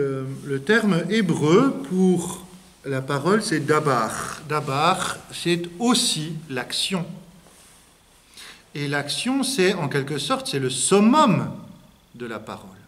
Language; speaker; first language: French; native; French